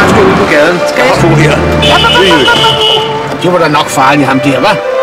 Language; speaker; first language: Danish; native; Danish